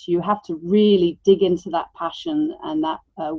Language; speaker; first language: English; native; English